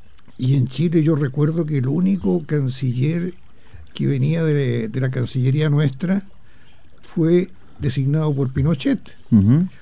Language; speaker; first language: Spanish; native; Spanish